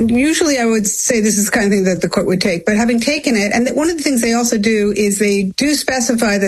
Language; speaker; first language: English; native; English